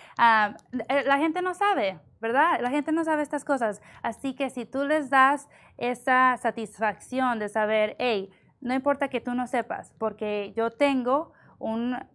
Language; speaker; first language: Spanish; early bilingual, heritage; Spanish